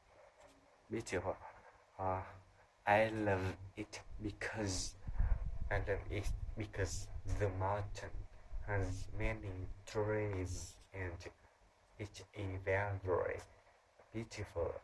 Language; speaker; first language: English; non-native, learner; Vietnamese